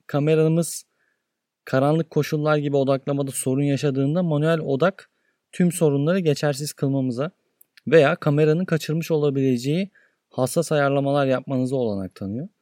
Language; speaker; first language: Turkish; native; Turkish